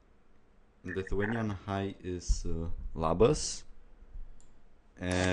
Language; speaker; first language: English; non-native, fluent; Lithuanian